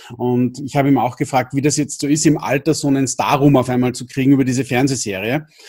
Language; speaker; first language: German; native; German